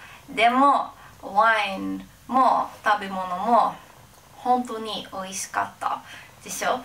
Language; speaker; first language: Japanese; non-native, learner; English